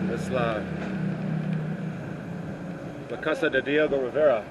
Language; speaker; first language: Spanish; non-native, learner; English